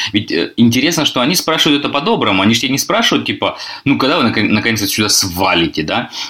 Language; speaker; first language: Russian; native; Russian